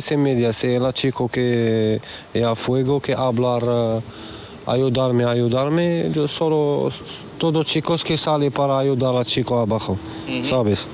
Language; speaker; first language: Spanish; non-native, learner; Arabic